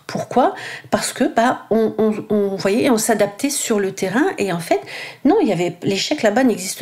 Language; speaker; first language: French; native; French